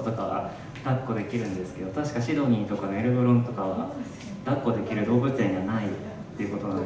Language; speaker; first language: Japanese; native; Japanese